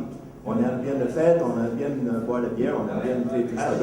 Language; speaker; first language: French; non-native, fluent; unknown